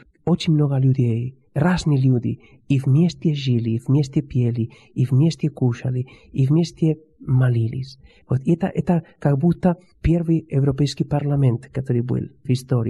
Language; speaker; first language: Russian; non-native, fluent; Spanish